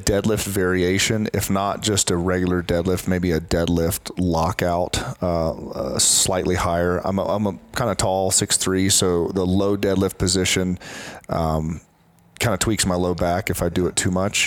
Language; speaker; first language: English; native; English